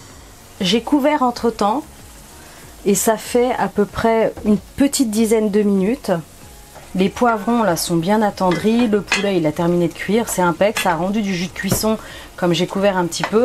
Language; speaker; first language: French; native; French